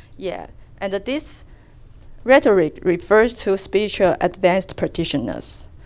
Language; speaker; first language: English; non-native, fluent; Chinese